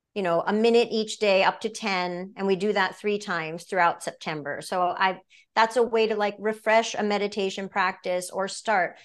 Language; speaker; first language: English; native; English